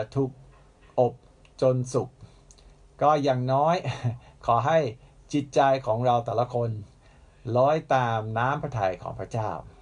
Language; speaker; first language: Thai; non-native, fluent; English